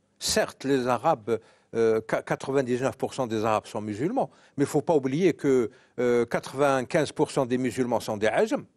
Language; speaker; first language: French; non-native, local second language; Arabic